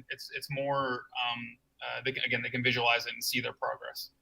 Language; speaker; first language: English; native; English